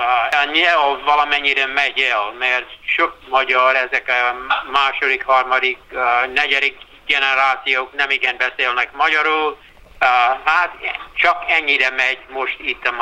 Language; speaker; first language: Hungarian; early bilingual, heritage; Hungarian